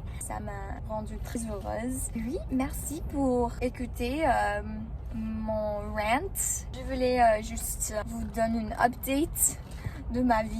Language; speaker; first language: French; non-native, learner; English